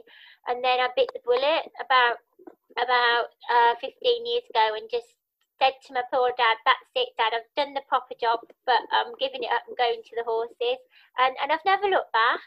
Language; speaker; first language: English; native; English